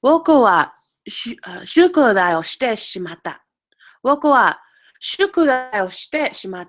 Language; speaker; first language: Japanese; non-native, fluent; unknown